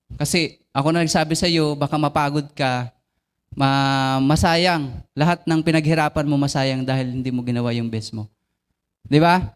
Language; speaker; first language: Filipino; non-native, local second language; Bikol